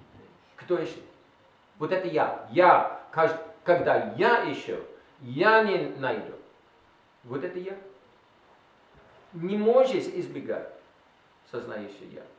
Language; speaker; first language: Russian; non-native, learner; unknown